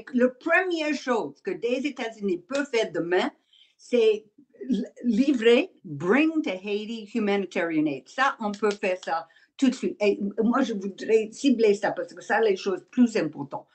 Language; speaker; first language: French; non-native, learner; English